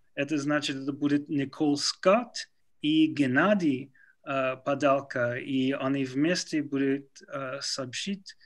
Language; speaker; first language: Russian; non-native, learner; English